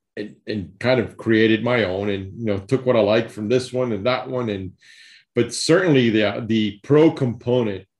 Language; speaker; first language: English; early bilingual, other home language; Spanish